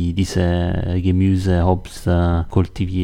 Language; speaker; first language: German; non-native, learner; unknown